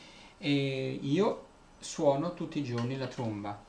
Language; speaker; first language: Italian; non-native, fluent; English